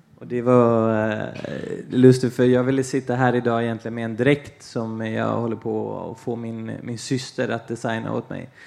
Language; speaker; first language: Swedish; early bilingual, other home language; Portuguese